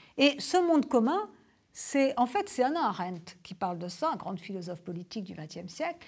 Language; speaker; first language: French; native; French